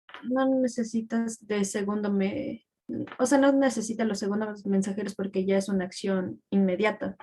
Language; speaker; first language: Spanish; native; Spanish